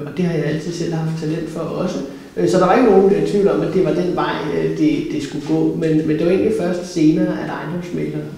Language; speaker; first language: Danish; native; Danish